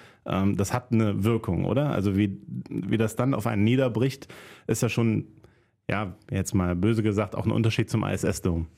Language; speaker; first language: German; native; German